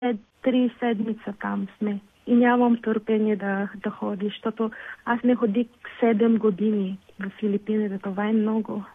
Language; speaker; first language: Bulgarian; non-native, learner; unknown